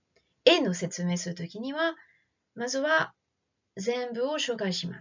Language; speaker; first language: Japanese; non-native, fluent; French